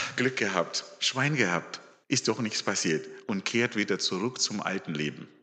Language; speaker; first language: German; non-native, fluent; Shona